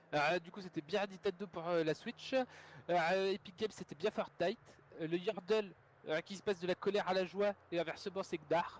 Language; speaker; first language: French; native; French